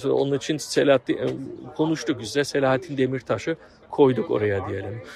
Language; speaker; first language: Turkish; early bilingual, heritage; Turkish